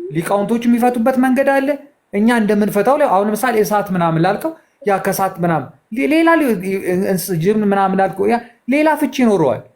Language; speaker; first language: Amharic; native; Amharic